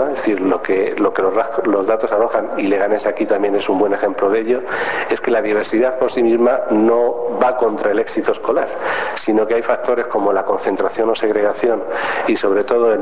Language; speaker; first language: Spanish; native; Spanish